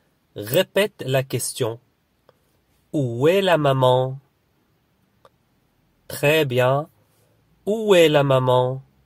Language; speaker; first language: French; non-native, fluent; Arabic